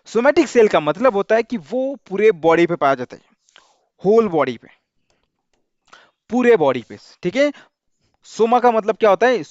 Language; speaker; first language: Hindi; non-native, local second language; Marathi